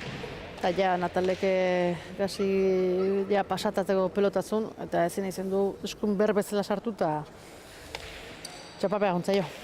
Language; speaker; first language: Basque; native; Basque